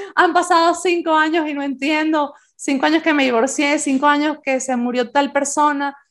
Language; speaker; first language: Spanish; native; Spanish